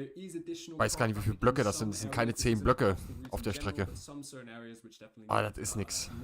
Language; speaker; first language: German; native; German